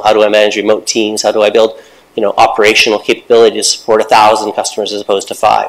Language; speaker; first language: English; native; English